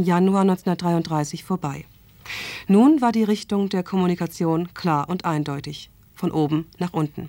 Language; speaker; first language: German; native; German